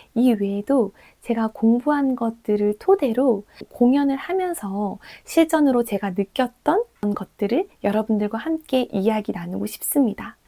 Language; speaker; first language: Korean; native; Korean